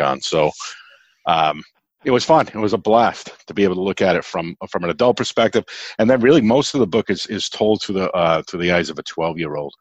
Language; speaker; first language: English; native; English